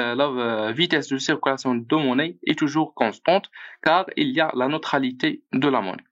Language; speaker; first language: French; non-native, local second language; Arabic